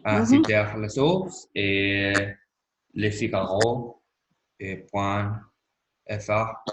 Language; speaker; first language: French; non-native, learner; Spanish